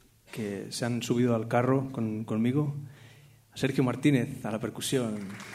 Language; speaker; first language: Spanish; non-native, local second language; Catalan